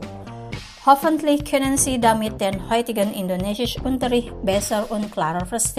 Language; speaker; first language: German; non-native, fluent; Indonesian